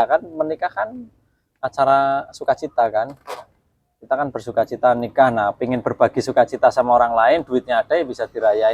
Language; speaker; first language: Indonesian; native; Indonesian